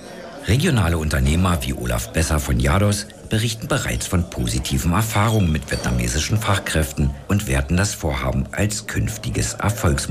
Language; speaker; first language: German; native; German